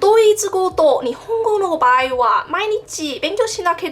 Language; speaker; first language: Japanese; non-native, learner; Min Nan Chinese